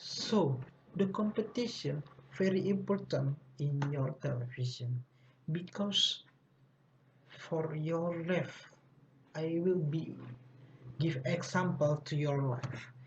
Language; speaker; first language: English; non-native, learner; Indonesian